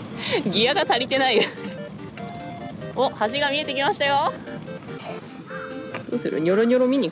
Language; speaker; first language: Japanese; native; Japanese